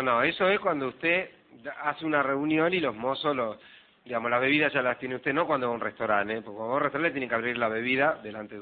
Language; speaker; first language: Spanish; native; Spanish